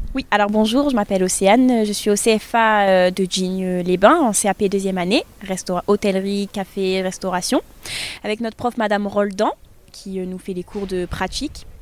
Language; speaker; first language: French; native; French